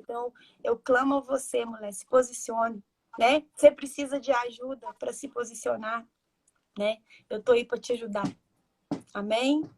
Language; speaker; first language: Portuguese; native; Portuguese